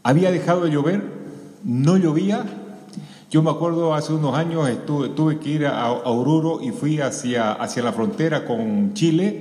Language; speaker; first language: Spanish; native; Spanish